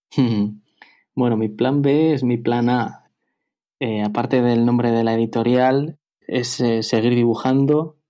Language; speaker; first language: Spanish; native; Spanish